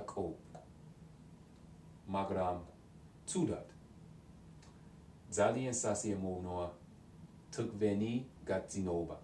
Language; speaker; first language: Georgian; non-native, learner; English